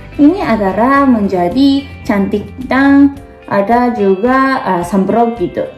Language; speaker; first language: Indonesian; non-native, learner; Japanese